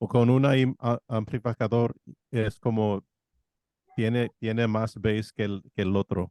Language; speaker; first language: Spanish; non-native, learner; English